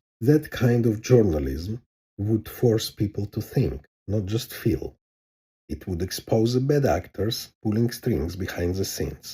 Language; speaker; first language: English; non-native, fluent; Hebrew